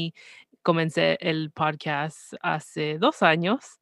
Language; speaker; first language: Spanish; early bilingual, heritage; Spanish